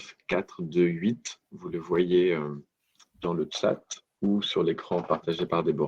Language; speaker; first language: French; native; French